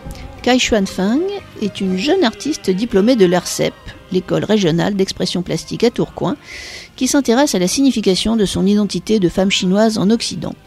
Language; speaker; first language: French; native; French